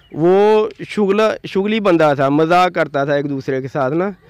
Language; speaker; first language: Urdu; native; Urdu